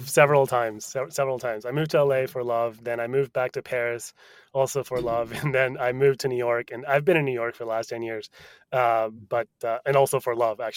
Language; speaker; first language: English; non-native, fluent; Spanish